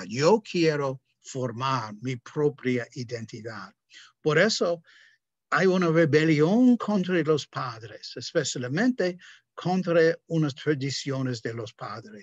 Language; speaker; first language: Spanish; non-native, fluent; English